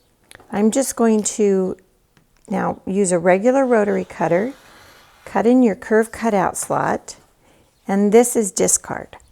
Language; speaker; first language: English; native; English